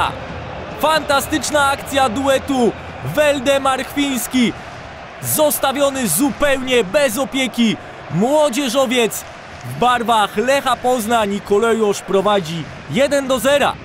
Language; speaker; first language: Polish; native; Polish